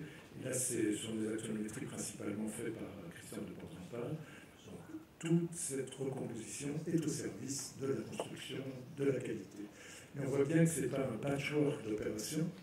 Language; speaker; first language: French; native; French